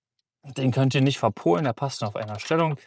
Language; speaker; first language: German; native; German